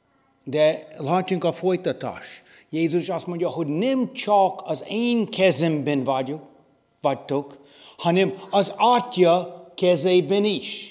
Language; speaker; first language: Hungarian; non-native, learner; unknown